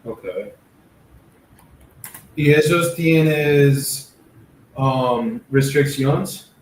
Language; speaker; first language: Spanish; non-native, learner; English